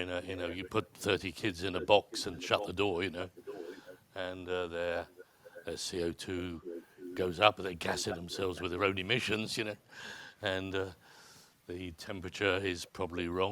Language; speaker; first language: English; native; English